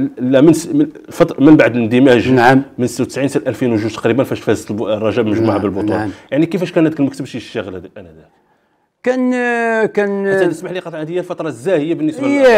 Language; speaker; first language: Arabic; native; Arabic